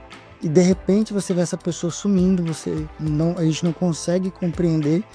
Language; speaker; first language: Portuguese; native; Portuguese